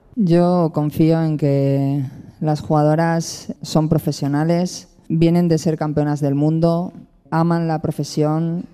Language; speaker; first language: Spanish; native; Spanish